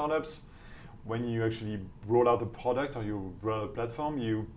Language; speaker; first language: English; non-native, fluent; French